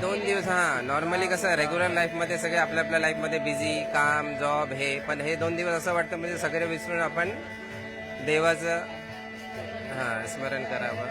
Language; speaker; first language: Marathi; non-native, local second language; Hindi